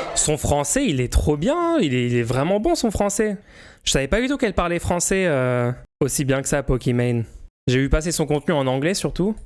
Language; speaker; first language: French; native; French